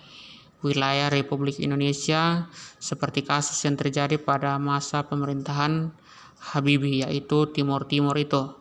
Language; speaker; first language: Indonesian; native; Indonesian